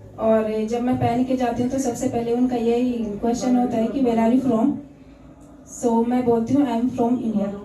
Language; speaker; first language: Hindi; native; Hindi